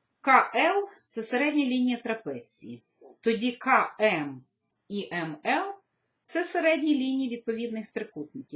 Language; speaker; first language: Ukrainian; native; Ukrainian